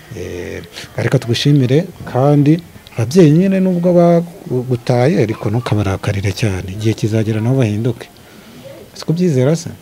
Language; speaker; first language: Kinyarwanda; native; Kinyarwanda